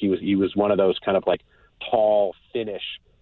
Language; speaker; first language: English; native; English